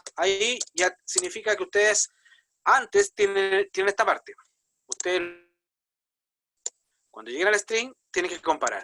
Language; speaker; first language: Spanish; native; Spanish